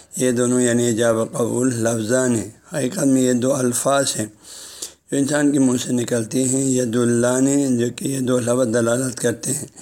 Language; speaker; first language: Urdu; non-native, local second language; Balti